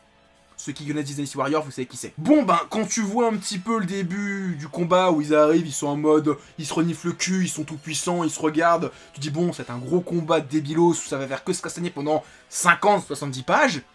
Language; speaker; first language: French; native; French